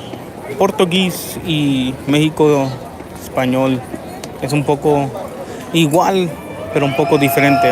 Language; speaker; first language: Spanish; early bilingual, heritage; Spanish